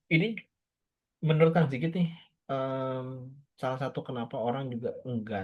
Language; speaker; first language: Indonesian; native; Indonesian